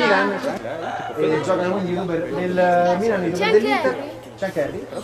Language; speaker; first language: Italian; native; Italian